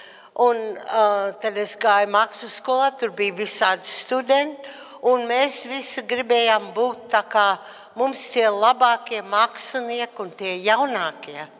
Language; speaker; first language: Latvian; early bilingual, heritage; Latvian